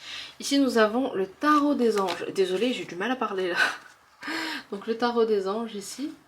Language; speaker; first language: French; native; French